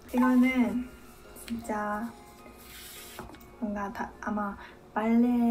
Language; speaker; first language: Korean; non-native, fluent; Japanese